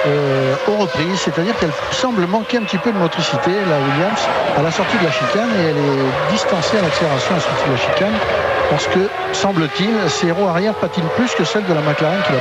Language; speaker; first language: French; native; French